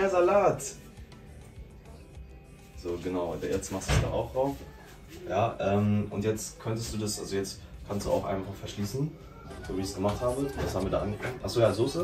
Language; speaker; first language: German; native; German